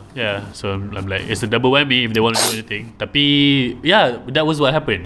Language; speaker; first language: English; non-native, local second language; Malay